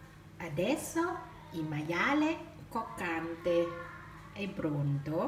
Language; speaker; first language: Italian; non-native, learner; Thai